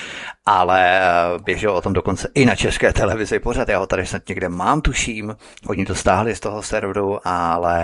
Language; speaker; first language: Czech; native; Czech